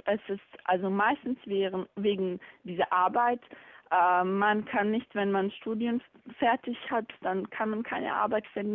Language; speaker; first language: German; non-native, fluent; Bosnian